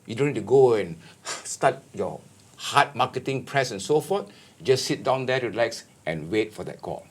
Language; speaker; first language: English; non-native, local second language; Malay